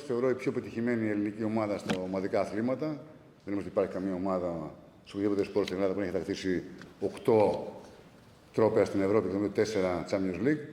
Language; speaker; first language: Greek; native; Greek